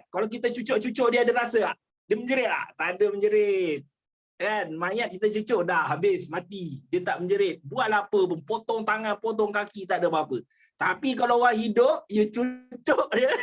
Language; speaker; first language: Malay; native; Malay